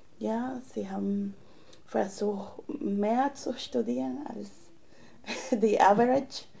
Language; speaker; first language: German; non-native, fluent; Spanish